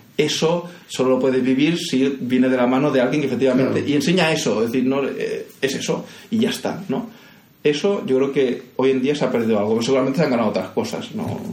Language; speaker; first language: Spanish; native; Spanish